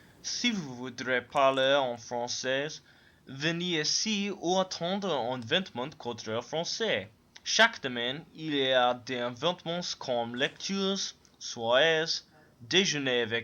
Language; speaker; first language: French; non-native, learner; English